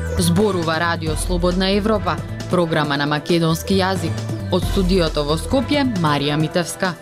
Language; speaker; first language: Macedonian; native; Macedonian